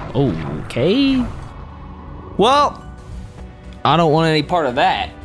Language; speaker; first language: English; native; English